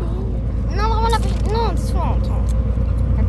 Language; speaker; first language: French; native; French